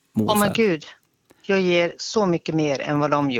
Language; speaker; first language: Swedish; native; Swedish